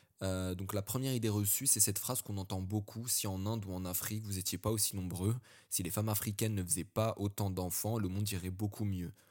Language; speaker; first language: French; early bilingual, other home language; Arabic